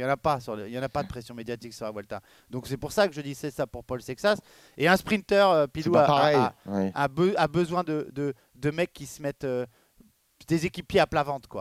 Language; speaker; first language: French; native; French